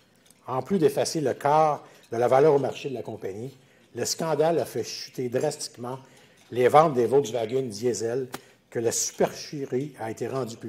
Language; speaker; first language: French; native; French